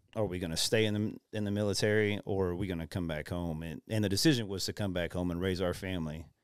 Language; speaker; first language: English; native; English